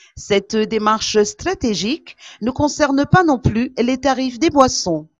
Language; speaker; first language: French; non-native, local second language; Malagasy